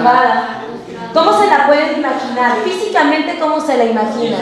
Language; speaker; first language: Spanish; native; Spanish